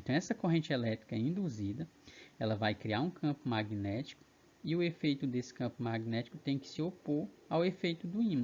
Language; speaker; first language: Portuguese; native; Portuguese